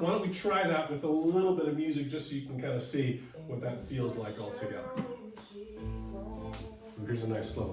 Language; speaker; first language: English; native; English